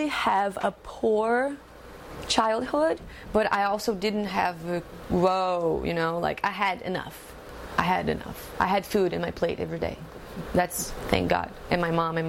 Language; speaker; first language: English; non-native, fluent; Portuguese